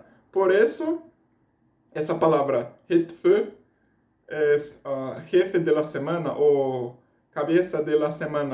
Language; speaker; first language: Spanish; non-native, fluent; Portuguese